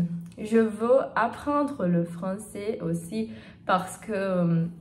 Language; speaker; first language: French; non-native, learner; Portuguese